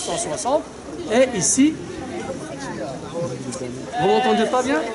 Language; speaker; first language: French; non-native, local second language; Arabic